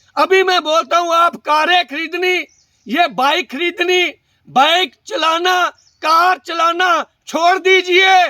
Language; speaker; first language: Hindi; non-native, local second language; Punjabi